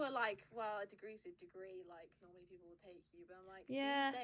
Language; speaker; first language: English; native; English